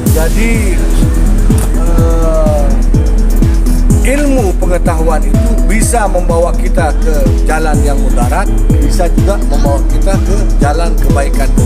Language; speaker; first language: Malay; non-native, local second language; Sasak